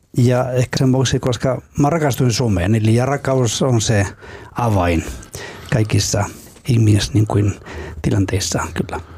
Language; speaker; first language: Finnish; non-native, fluent; Spanish